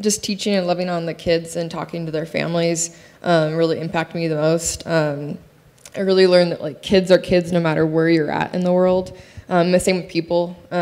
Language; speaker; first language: English; native; English